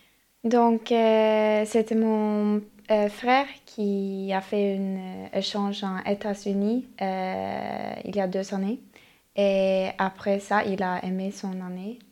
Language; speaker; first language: French; non-native, learner; Norwegian